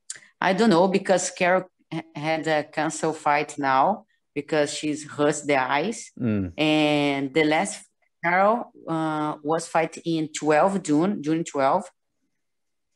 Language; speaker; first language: English; non-native, learner; Portuguese